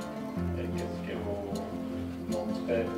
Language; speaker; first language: French; non-native, fluent; Norwegian